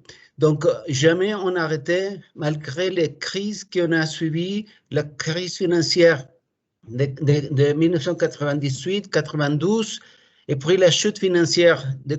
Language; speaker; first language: French; non-native, fluent; Spanish